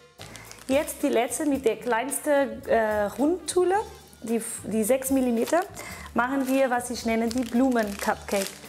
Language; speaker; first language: German; non-native, fluent; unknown